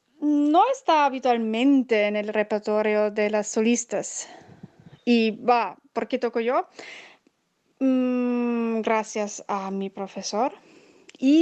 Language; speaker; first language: Spanish; non-native, fluent; German